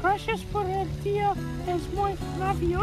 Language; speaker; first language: Spanish; non-native, learner; English